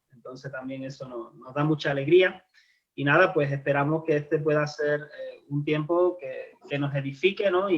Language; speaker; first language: Spanish; native; Spanish